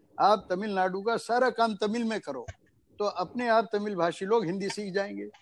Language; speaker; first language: Hindi; native; Hindi